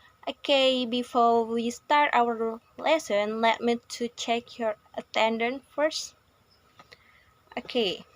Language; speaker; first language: English; non-native, learner; Indonesian